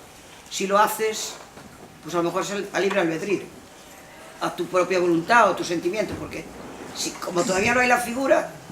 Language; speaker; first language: Spanish; native; Spanish